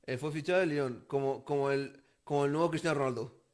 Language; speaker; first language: Spanish; native; Spanish